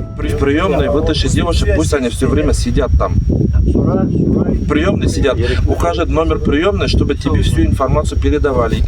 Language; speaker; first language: Russian; native; Russian